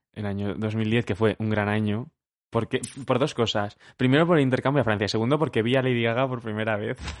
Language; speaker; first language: Spanish; native; Spanish